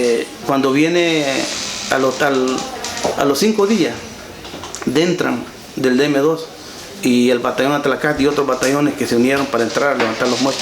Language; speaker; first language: Spanish; native; Spanish